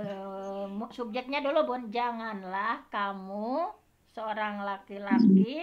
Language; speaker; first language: Indonesian; native; Indonesian